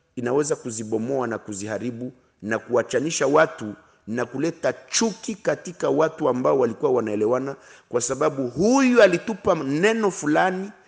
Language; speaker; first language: Swahili; non-native, local second language; Kinyarwanda